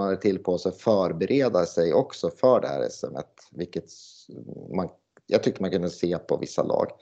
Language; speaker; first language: Swedish; native; Swedish